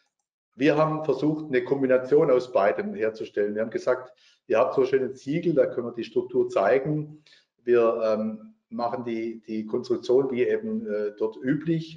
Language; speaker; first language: German; native; German